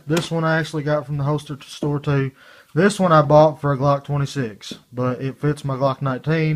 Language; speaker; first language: English; native; English